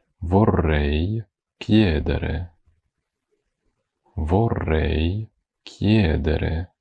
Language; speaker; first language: Italian; non-native, fluent; Ukrainian